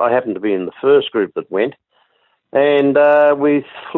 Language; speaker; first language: English; native; English